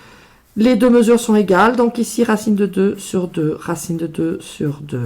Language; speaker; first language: French; native; French